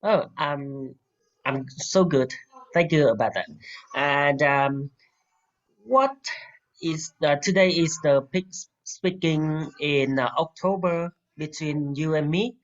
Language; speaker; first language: English; non-native, fluent; Vietnamese